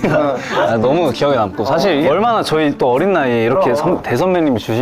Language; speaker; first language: Korean; native; Korean